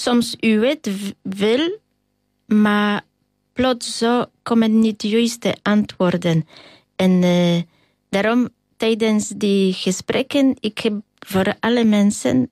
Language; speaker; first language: Dutch; non-native, learner; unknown